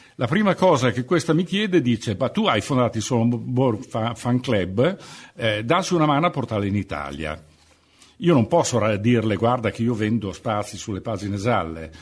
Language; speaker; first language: Italian; native; Italian